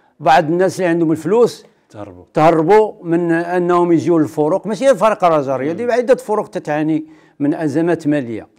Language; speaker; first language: Arabic; native; Arabic